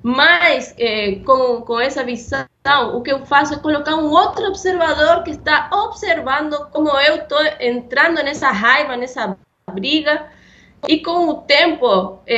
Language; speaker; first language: Portuguese; non-native, fluent; Spanish